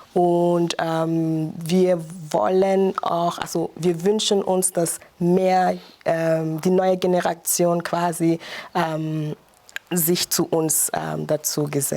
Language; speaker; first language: German; non-native, fluent; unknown